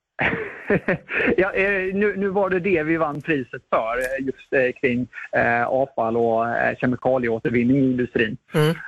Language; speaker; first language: Swedish; native; Swedish